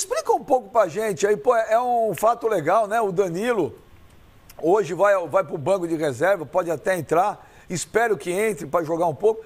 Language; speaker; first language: Portuguese; native; Portuguese